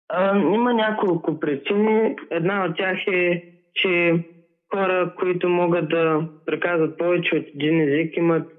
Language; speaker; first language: Bulgarian; early bilingual, heritage; Bulgarian